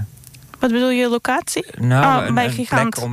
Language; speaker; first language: Dutch; non-native, fluent; Turkish